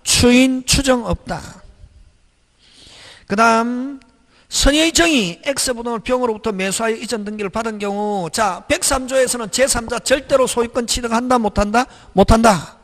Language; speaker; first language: Korean; native; Korean